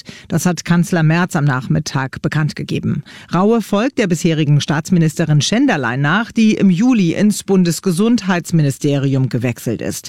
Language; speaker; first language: German; native; German